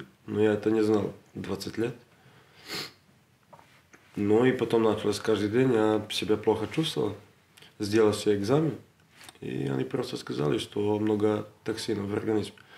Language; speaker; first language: Russian; non-native, learner; Serbian